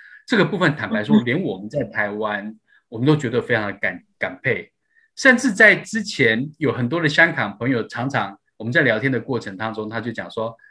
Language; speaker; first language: Chinese; native; Chinese